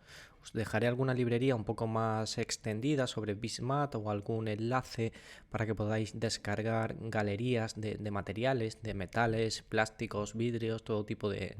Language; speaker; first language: Spanish; native; Spanish